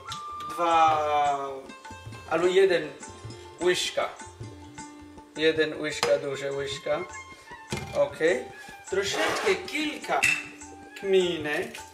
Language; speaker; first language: Polish; non-native, learner; Bangla